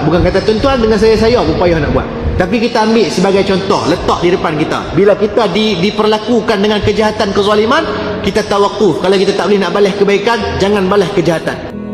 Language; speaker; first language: Malay; native; Malay